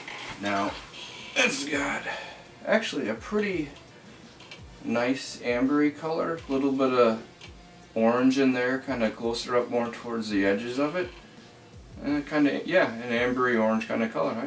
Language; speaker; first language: English; native; English